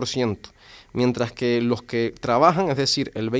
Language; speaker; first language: Spanish; native; Spanish